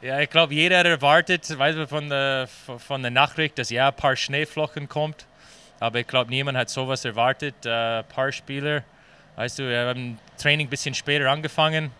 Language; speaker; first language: German; non-native, fluent; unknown